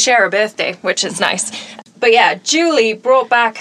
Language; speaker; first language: English; native; English